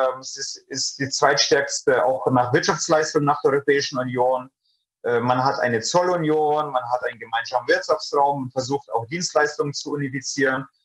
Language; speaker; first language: German; early bilingual, other home language; Russian